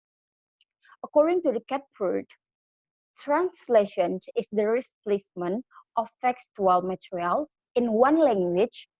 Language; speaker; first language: English; non-native, learner; Indonesian